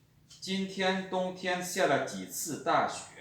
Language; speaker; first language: Chinese; non-native, fluent; Lao